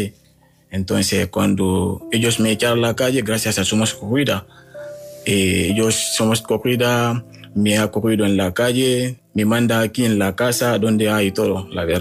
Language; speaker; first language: Spanish; non-native, learner; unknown